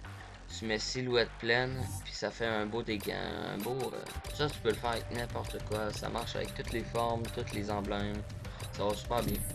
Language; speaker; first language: French; native; French